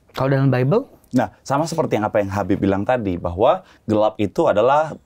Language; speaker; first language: Indonesian; native; Indonesian